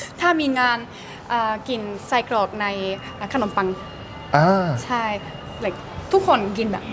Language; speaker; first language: Thai; non-native, learner; German